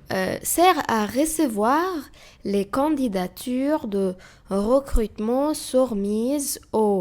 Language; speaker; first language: French; non-native, fluent; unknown